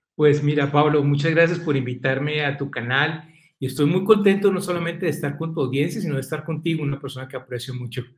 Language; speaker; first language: Spanish; native; Spanish